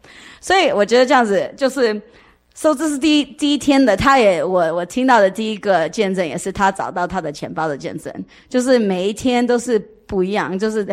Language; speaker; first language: Chinese; early bilingual, heritage; English